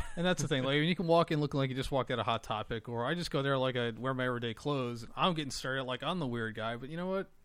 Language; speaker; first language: English; native; English